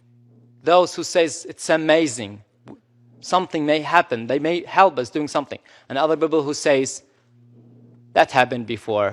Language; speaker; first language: English; non-native, local second language; Arabic